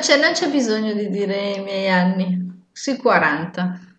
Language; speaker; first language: Italian; native; Italian